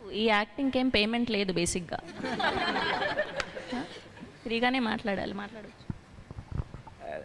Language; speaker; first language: Telugu; native; Telugu